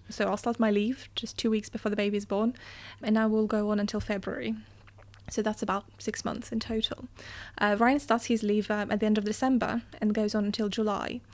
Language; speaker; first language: English; non-native, fluent; Russian